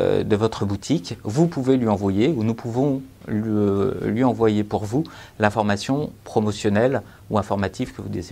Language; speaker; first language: French; native; French